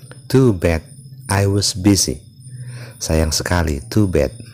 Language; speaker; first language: English; non-native, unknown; Indonesian